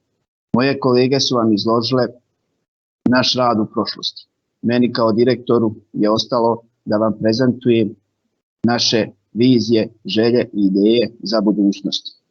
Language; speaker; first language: Bosnian; native; Bosnian